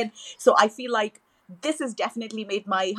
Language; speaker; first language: English; non-native, local second language; Tamil